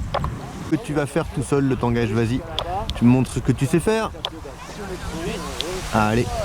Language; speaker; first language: French; native; French